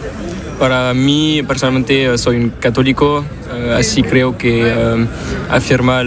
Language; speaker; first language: Spanish; non-native, learner; French